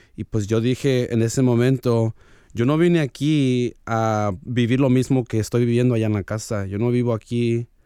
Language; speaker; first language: Spanish; early bilingual, heritage; Spanish